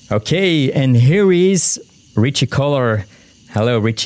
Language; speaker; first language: English; non-native, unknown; Dutch